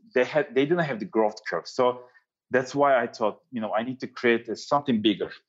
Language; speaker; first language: English; non-native, fluent; Turkish